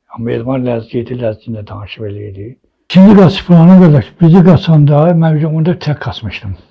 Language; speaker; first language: Azerbaijani; non-native, local second language; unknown